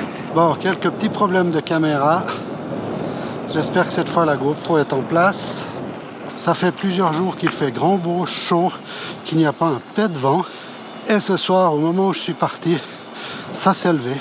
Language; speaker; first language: French; native; French